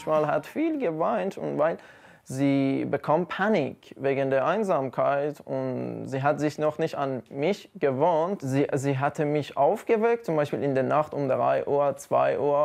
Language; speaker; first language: German; non-native, learner; Persian